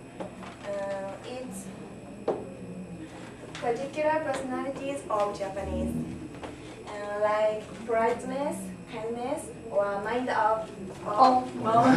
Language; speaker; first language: English; non-native, learner; Japanese